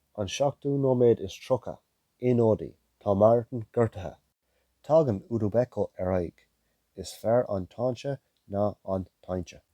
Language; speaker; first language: Irish; non-native, local second language; English